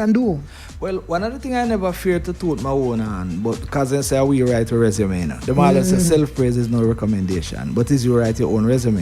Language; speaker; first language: English; native; English